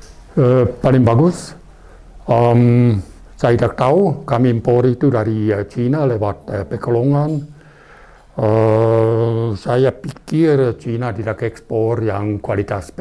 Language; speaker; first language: Indonesian; non-native, fluent; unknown